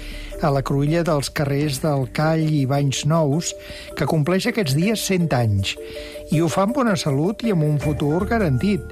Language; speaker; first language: Catalan; native; Catalan